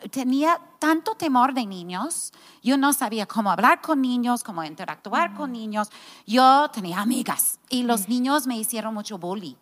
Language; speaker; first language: Spanish; non-native, fluent; English